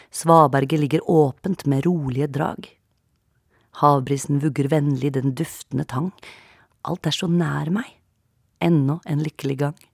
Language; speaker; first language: Norwegian; native; Norwegian